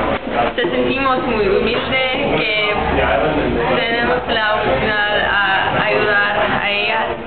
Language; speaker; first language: Spanish; non-native, learner; English